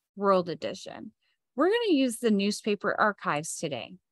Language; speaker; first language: English; native; English